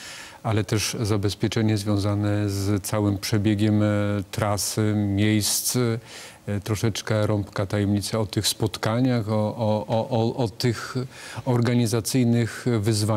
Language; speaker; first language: Polish; native; Polish